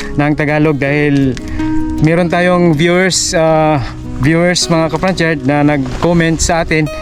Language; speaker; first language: Filipino; non-native, local second language; Cebuano